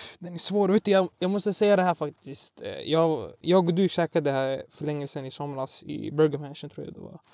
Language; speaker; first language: Swedish; early bilingual, other home language; Arabic